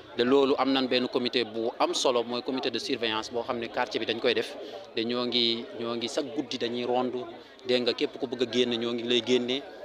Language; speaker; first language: Wolof; native; Wolof